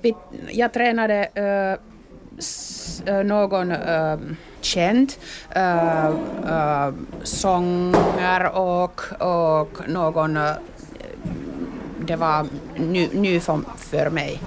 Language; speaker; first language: Swedish; non-native, learner; Finnish